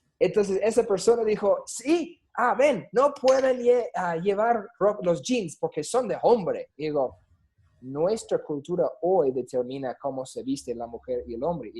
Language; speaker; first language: Spanish; non-native, fluent; English